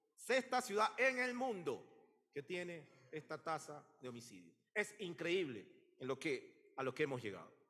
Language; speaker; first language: Spanish; native; Spanish